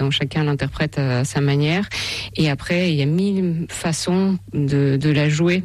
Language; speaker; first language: French; non-native, fluent; Russian